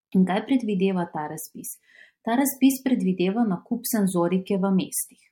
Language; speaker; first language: Slovenian; non-native, fluent; Macedonian